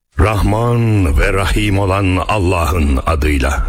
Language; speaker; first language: Turkish; native; Turkish